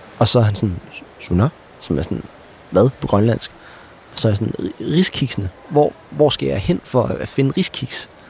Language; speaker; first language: Danish; native; Danish